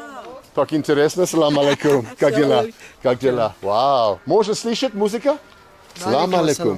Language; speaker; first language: Russian; non-native, learner; English